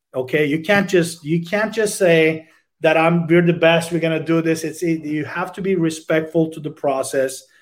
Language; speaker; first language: English; non-native, fluent; Turkish